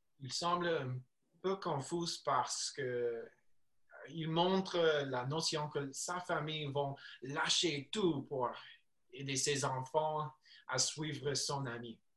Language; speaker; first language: French; non-native, learner; English